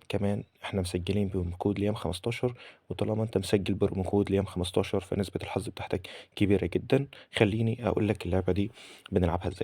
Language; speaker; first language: Arabic; native; Arabic